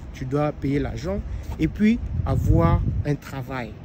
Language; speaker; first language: French; non-native, local second language; Lingala